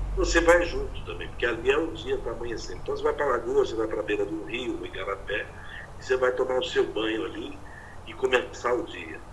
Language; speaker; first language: Portuguese; native; Portuguese